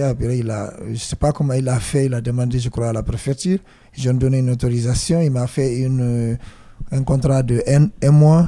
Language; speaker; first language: French; non-native, learner; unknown